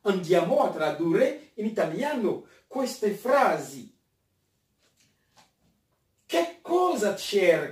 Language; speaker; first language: Italian; non-native, fluent; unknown